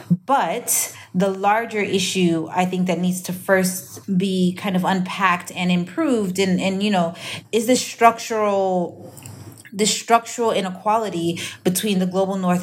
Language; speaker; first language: English; native; English